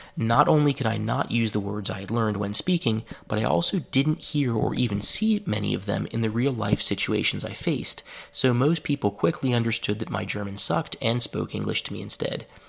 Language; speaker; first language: English; native; English